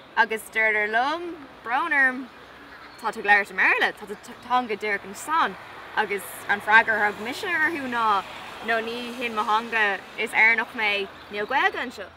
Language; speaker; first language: Irish; native; Irish